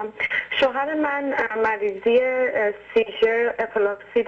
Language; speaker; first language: Persian; native; Persian